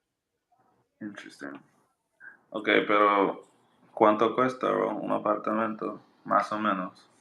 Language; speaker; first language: Spanish; non-native, learner; English